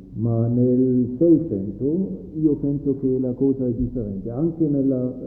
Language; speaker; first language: Italian; non-native, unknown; German